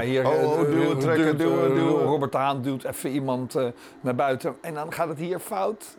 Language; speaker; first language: Dutch; native; Dutch